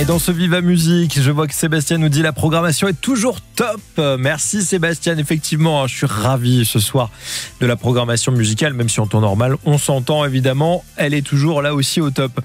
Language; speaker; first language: French; native; French